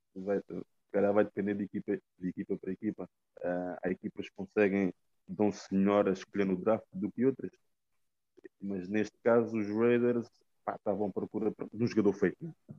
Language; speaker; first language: Portuguese; native; Portuguese